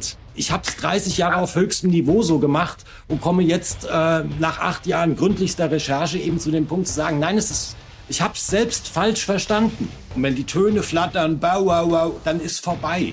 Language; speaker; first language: German; native; German